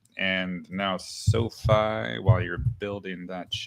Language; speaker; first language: English; native; English